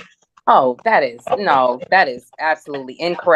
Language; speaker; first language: English; native; English